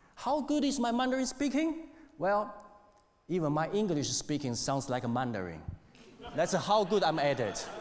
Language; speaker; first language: English; non-native, fluent; Chinese